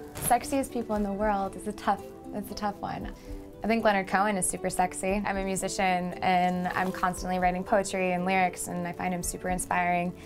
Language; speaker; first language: English; native; English